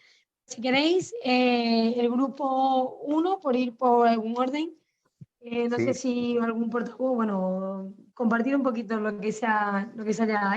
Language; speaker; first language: Spanish; native; Spanish